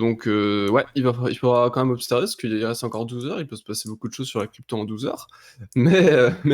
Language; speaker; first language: French; native; French